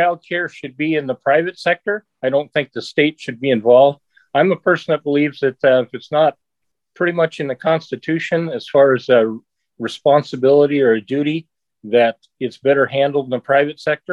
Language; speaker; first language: English; native; English